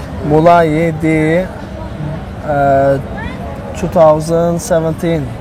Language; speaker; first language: Indonesian; non-native, learner; Turkish